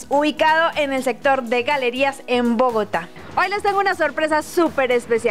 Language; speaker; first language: Spanish; native; Spanish